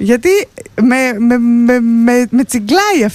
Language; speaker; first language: Greek; native; Greek